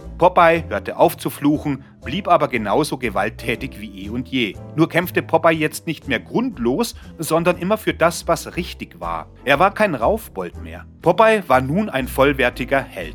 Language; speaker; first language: German; native; German